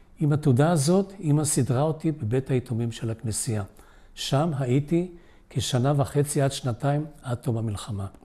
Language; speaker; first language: Hebrew; early bilingual, other home language; Polish